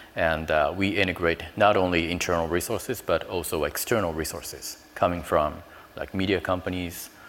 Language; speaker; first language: English; non-native, fluent; Japanese